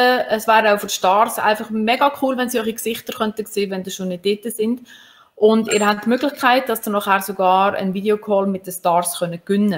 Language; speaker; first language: German; native; German